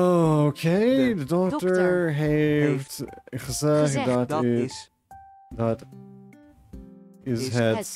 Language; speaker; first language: Dutch; non-native, learner; English